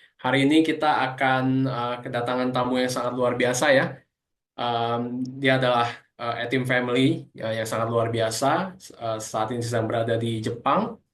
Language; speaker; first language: Indonesian; native; Indonesian